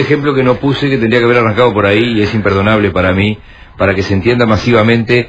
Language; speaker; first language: Spanish; native; Spanish